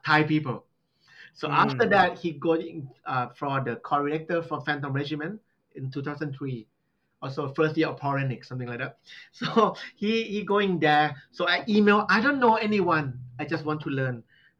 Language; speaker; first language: English; non-native, learner; Thai